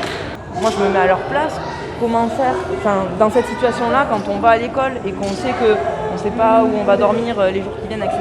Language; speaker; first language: French; native; French